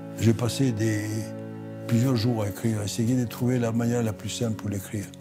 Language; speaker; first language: French; non-native, fluent; Greek